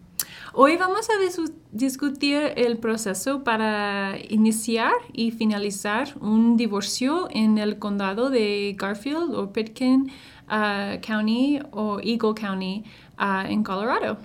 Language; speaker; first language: Spanish; non-native, fluent; English